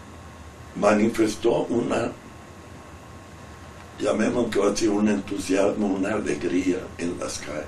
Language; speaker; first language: Spanish; non-native, fluent; Italian